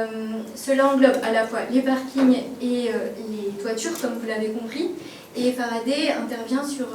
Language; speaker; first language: French; native; French